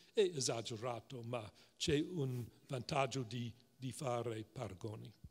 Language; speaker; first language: Italian; non-native, fluent; English